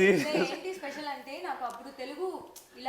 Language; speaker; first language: Telugu; non-native, learner; Tamil